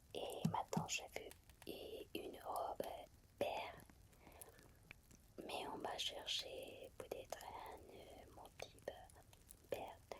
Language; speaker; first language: French; non-native, fluent; Spanish